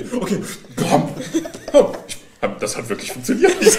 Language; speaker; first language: German; native; German